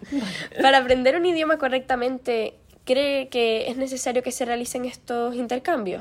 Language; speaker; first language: Spanish; native; Spanish